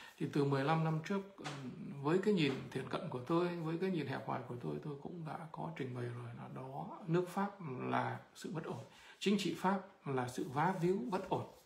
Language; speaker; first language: Vietnamese; native; Vietnamese